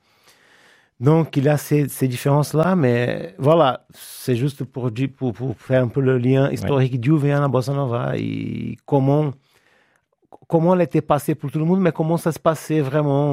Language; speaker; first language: French; non-native, fluent; Portuguese